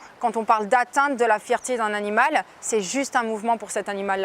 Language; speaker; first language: French; native; French